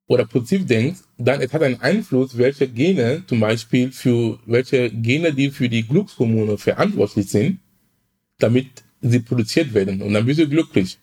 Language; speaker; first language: German; non-native, fluent; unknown